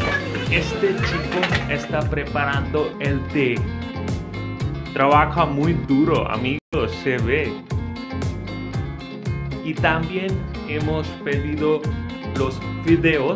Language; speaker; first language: Spanish; non-native, fluent; Hindi